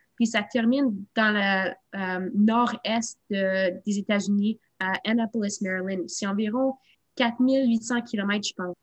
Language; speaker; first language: French; non-native, local second language; English